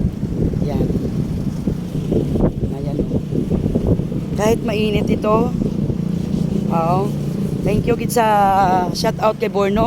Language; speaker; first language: Filipino; non-native, local second language; Hiligaynon